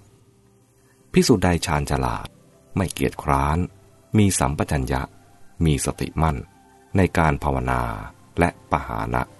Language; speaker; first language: Thai; native; Thai